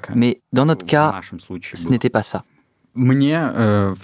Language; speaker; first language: French; non-native, fluent; Russian